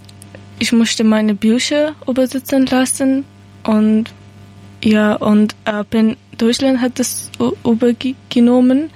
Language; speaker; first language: German; non-native, learner; Persian